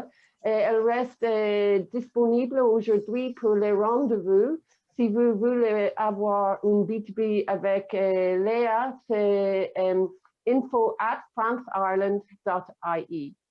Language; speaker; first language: French; non-native, fluent; English